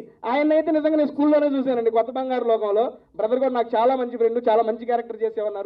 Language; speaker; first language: Telugu; native; Telugu